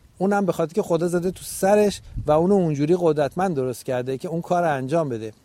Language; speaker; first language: Persian; native; Persian